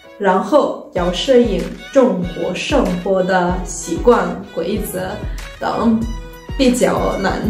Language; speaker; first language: Chinese; non-native, fluent; Italian